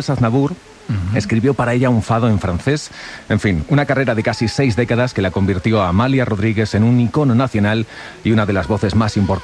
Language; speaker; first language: Spanish; native; Spanish